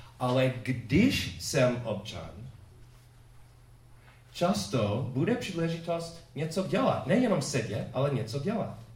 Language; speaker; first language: Czech; non-native, fluent; English